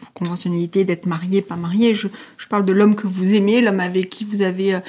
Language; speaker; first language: French; native; French